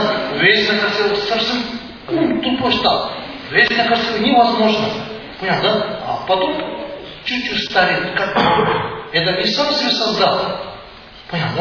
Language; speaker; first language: Russian; non-native, learner; Tibetan